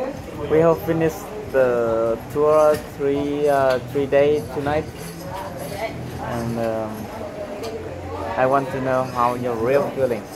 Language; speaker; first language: English; non-native, learner; Vietnamese